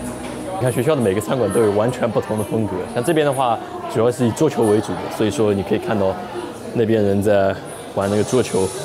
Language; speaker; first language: Chinese; native; Chinese